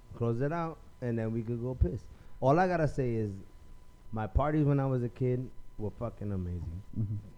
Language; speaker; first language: English; early bilingual, other home language; Spanish